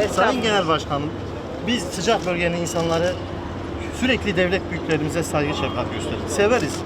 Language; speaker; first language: Turkish; native; Turkish